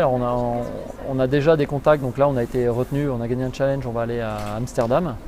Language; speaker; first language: French; native; French